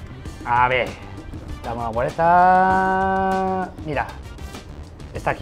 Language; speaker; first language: Spanish; non-native, learner; Japanese